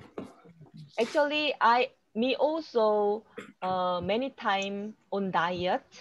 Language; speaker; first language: English; non-native, learner; Korean